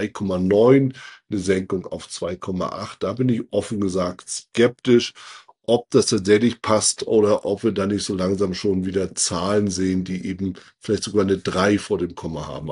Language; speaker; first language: German; native; German